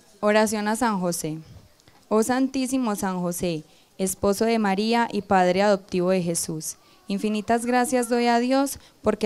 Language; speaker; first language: Spanish; native; Spanish